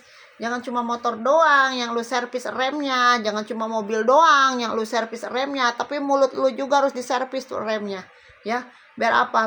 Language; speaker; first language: Indonesian; native; Indonesian